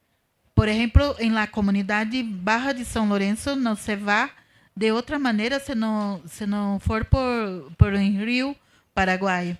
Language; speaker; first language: Spanish; non-native, learner; Portuguese